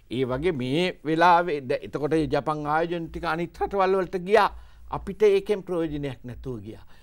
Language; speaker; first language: Sinhala; native; Sinhala